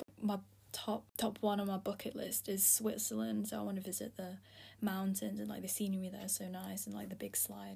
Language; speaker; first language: English; early bilingual, other home language; Filipino